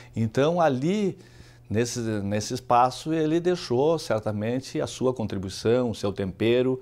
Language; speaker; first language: Portuguese; native; Portuguese